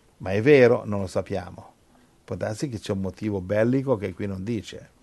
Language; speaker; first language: Italian; non-native, fluent; English